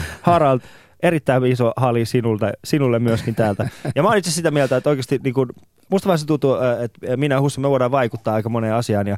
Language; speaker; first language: Finnish; early bilingual, other home language; Persian